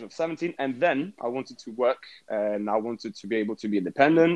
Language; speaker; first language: English; native; English